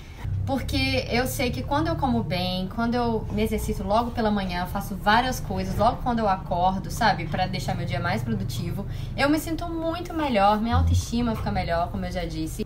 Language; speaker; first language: Portuguese; native; Portuguese